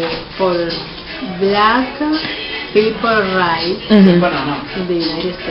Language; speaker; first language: English; non-native, learner; Spanish